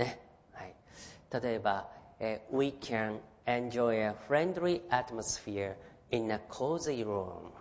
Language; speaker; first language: English; non-native, fluent; Japanese